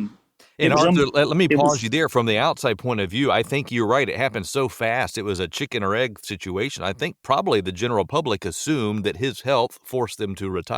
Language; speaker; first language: English; native; English